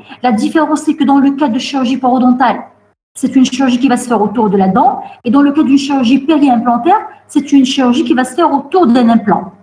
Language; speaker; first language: French; non-native, local second language; Arabic